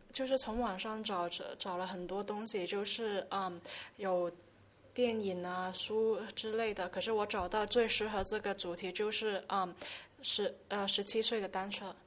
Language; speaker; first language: Chinese; early bilingual, heritage; Chinese